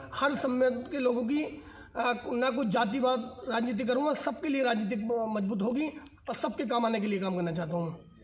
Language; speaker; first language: Hindi; native; Hindi